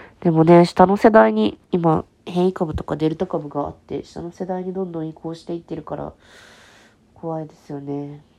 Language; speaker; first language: Japanese; native; Japanese